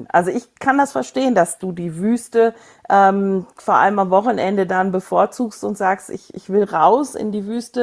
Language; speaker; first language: German; native; German